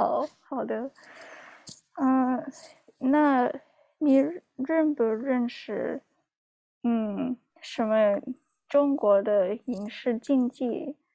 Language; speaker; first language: Chinese; non-native, learner; English